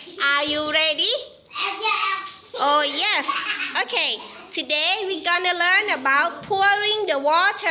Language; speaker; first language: English; non-native, fluent; Thai